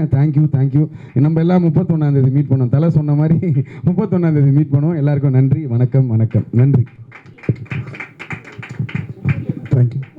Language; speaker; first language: Tamil; native; Tamil